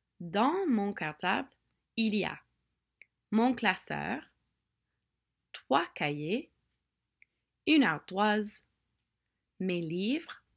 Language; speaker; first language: French; non-native, fluent; English